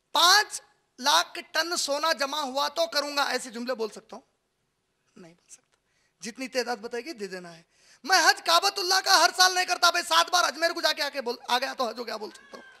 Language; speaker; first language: Hindi; native; Hindi